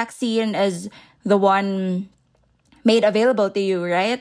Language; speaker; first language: English; non-native, local second language; Filipino